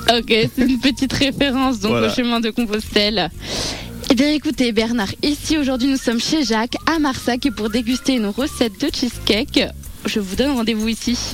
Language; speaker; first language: French; native; French